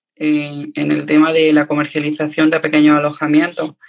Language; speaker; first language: Spanish; native; Spanish